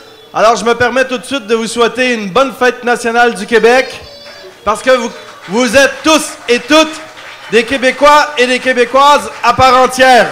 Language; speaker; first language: French; native; French